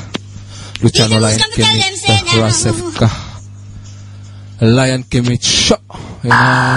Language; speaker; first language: English; non-native, learner; French